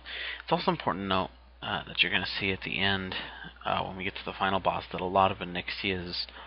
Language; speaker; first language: English; native; English